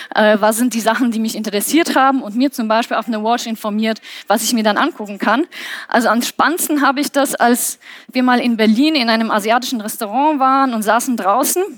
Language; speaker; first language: German; non-native, fluent; Polish